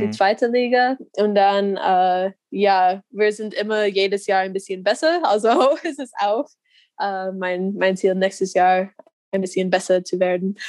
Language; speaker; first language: German; non-native, learner; English